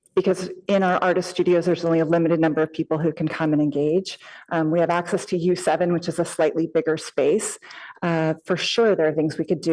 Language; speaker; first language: English; native; English